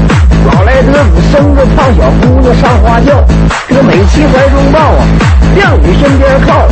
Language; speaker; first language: Chinese; native; Chinese